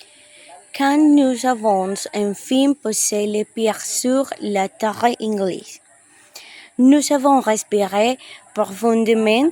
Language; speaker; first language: French; non-native, learner; Spanish